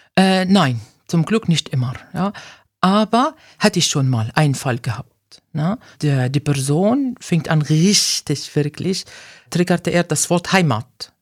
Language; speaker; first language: German; non-native, fluent; Arabic